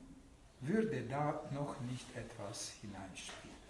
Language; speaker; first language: German; non-native, fluent; Hungarian